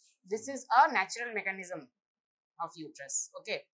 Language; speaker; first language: English; non-native, local second language; Bangla